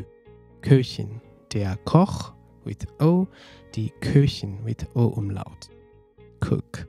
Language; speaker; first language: German; non-native, fluent; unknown